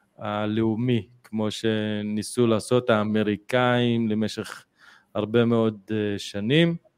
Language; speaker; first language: Hebrew; native; Hebrew